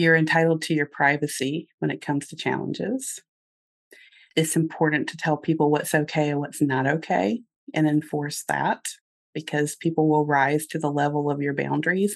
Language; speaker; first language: English; native; English